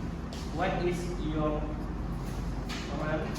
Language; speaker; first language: English; non-native, learner; Indonesian